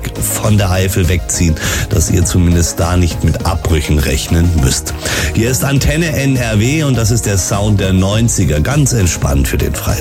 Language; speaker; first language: German; native; German